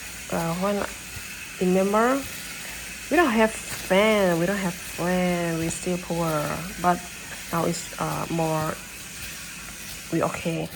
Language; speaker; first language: English; non-native, learner; Burmese